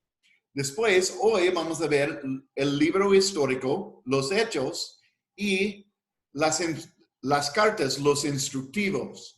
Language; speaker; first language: Spanish; non-native, fluent; English